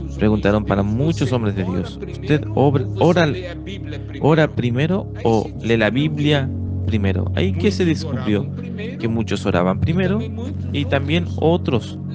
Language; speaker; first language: Spanish; non-native, fluent; Portuguese